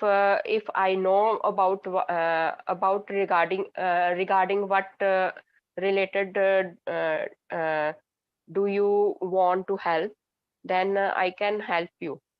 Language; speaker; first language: English; non-native, learner; Hindi